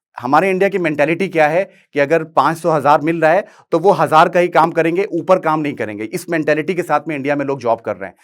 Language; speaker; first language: Hindi; native; Hindi